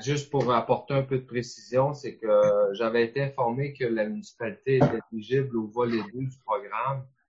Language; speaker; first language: French; native; French